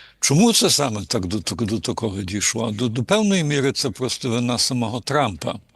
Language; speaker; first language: Ukrainian; early bilingual, heritage; Ukrainian